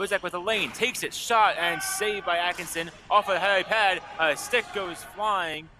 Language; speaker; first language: English; native; English